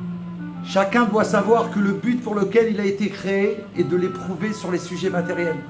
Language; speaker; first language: French; native; French